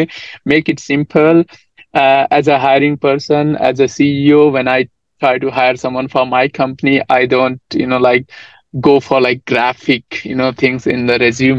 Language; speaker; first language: English; non-native, local second language; Nepali